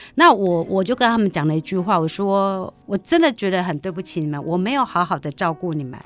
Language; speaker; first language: Chinese; native; Chinese